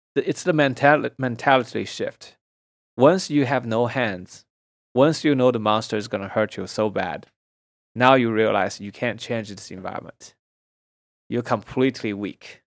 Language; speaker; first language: English; non-native, fluent; Chinese